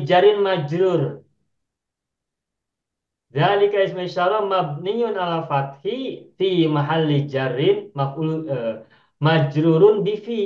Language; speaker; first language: Arabic; non-native, fluent; Indonesian